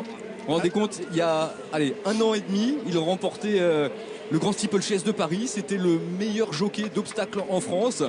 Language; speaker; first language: French; native; French